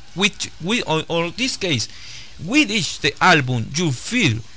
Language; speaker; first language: English; non-native, learner; Spanish